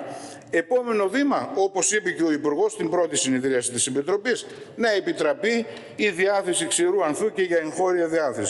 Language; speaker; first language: Greek; native; Greek